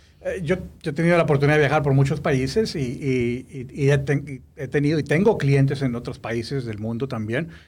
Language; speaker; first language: Spanish; native; Spanish